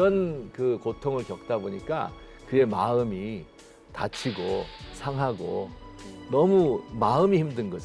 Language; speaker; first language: Korean; native; Korean